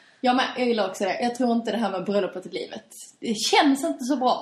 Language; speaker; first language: Swedish; native; Swedish